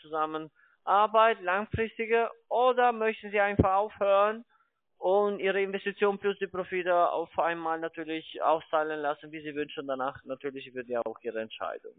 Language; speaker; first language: German; non-native, fluent; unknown